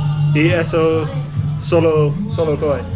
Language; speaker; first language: Spanish; non-native, learner; English